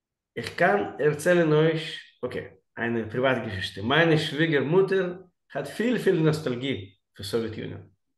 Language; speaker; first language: German; non-native, learner; Russian